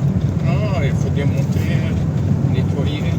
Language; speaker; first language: French; non-native, fluent; Persian